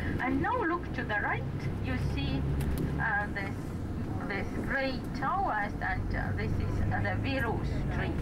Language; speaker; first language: English; non-native, fluent; Estonian